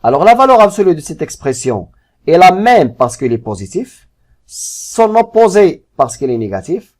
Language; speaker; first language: French; non-native, local second language; Arabic